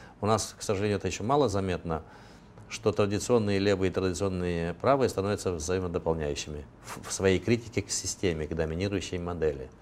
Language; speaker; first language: Russian; non-native, local second language; Romanian